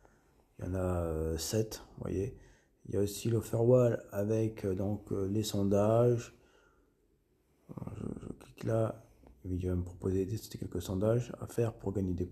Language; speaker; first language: French; native; French